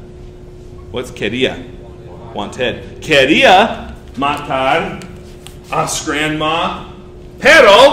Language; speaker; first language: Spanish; non-native, fluent; English